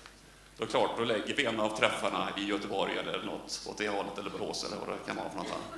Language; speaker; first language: Swedish; native; Swedish